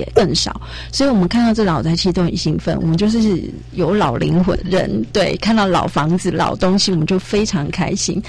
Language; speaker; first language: Chinese; native; Chinese